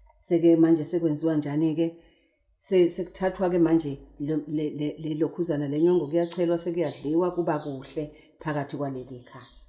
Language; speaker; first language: Zulu; native; Zulu